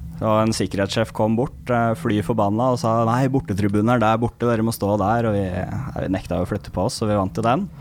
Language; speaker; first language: Norwegian; native; Norwegian